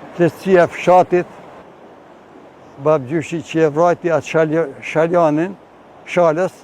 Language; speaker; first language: Albanian; native; Albanian